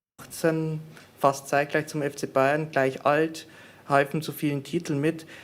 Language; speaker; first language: German; native; German